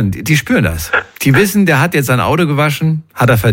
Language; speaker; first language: German; native; German